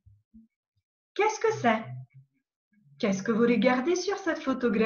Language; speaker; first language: French; non-native, fluent; Macedonian